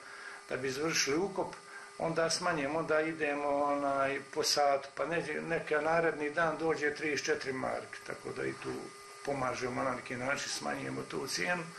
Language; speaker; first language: Croatian; native; Croatian